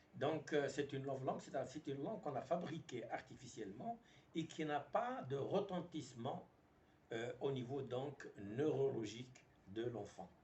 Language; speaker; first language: French; non-native, local second language; Arabic